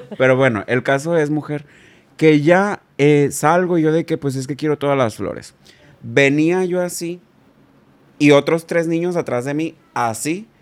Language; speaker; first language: Spanish; native; Spanish